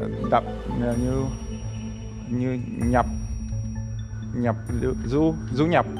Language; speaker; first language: Vietnamese; non-native, fluent; Czech